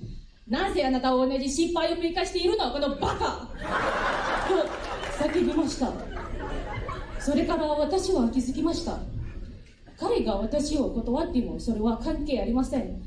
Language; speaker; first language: Japanese; non-native, fluent; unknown